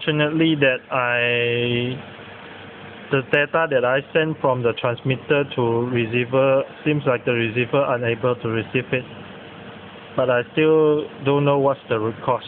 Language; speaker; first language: English; non-native, local second language; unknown